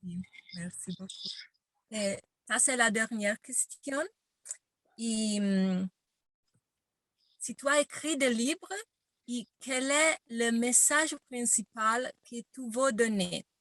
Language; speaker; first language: French; non-native, learner; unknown